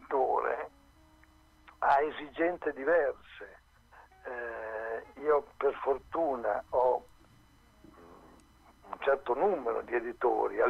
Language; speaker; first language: Italian; native; Italian